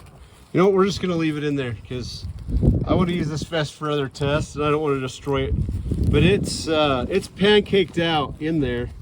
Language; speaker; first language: English; native; English